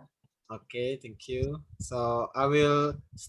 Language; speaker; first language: English; non-native, learner; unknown